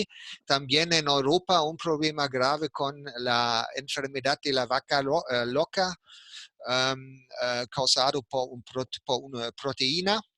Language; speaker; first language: Spanish; non-native, fluent; German